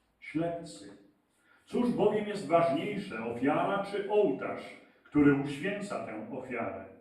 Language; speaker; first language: Polish; native; Polish